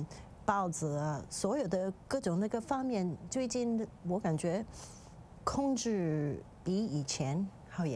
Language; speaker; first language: Chinese; non-native, fluent; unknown